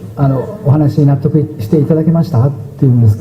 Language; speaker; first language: Japanese; native; Japanese